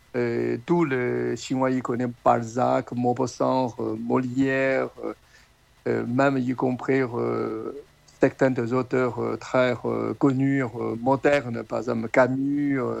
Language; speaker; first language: French; non-native, fluent; Chinese